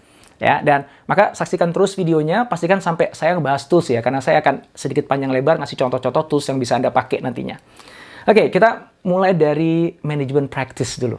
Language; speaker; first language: Indonesian; native; Indonesian